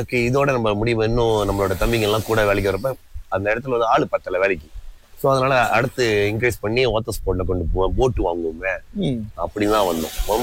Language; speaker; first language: Tamil; early bilingual, heritage; Tamil